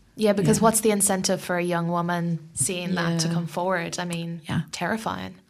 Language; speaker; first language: English; native; English